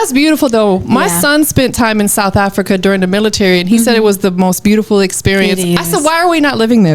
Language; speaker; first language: English; native; English